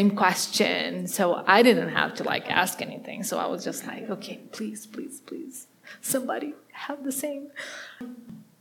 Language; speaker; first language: English; non-native, fluent; Portuguese